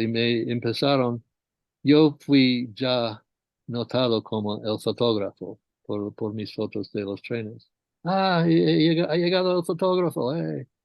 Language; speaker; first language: Spanish; non-native, fluent; English